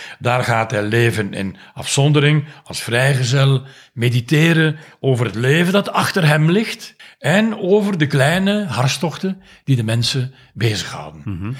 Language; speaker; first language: Dutch; native; Dutch